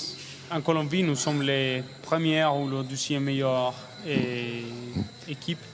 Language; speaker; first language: French; non-native, learner; Spanish